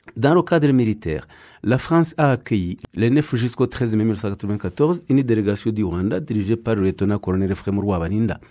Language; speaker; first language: French; non-native, local second language; Kinyarwanda